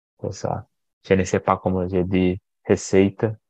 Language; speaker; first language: French; non-native, learner; Portuguese